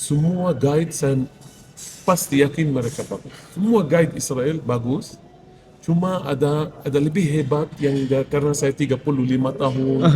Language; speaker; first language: Indonesian; non-native, fluent; Arabic